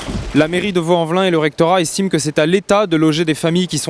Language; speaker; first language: French; native; French